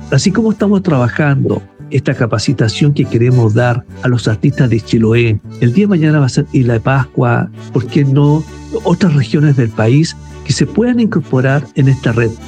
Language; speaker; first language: Spanish; native; Spanish